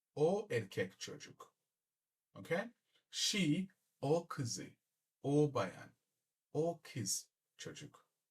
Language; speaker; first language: Turkish; non-native, learner; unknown